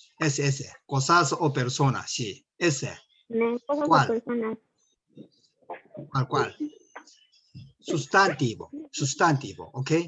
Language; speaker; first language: Spanish; non-native, learner; Korean